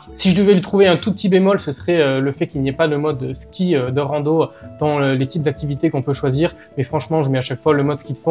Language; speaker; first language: French; native; French